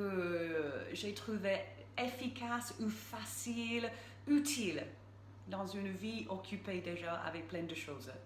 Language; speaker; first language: French; non-native, fluent; English